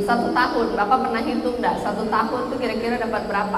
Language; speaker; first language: Indonesian; native; Indonesian